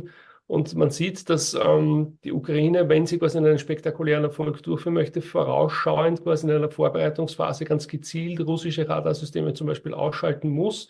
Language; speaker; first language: German; native; German